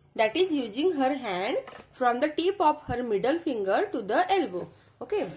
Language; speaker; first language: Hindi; non-native, local second language; Marathi